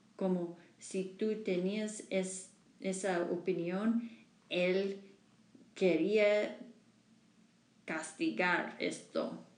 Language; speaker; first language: Spanish; non-native, learner; English